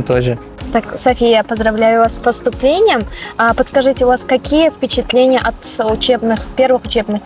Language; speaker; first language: Russian; non-native, fluent; Uzbek